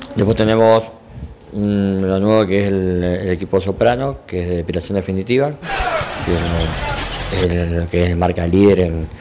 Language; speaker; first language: Spanish; native; Spanish